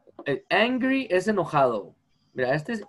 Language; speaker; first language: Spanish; native; Spanish